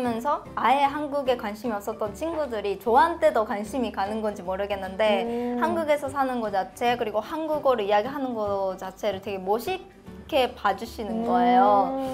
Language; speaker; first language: Korean; non-native, fluent; Japanese